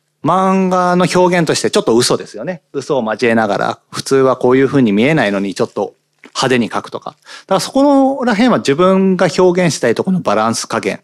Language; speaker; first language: Japanese; native; Japanese